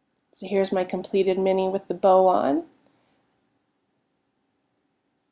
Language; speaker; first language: English; native; English